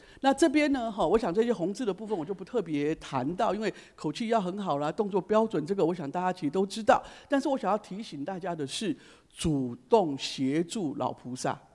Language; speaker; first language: Chinese; native; Chinese